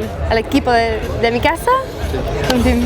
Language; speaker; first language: Spanish; non-native, learner; English